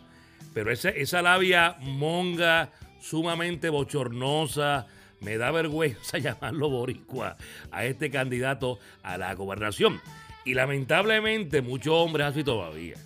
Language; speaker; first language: Spanish; native; Spanish